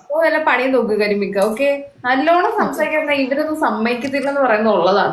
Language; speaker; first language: Malayalam; native; Malayalam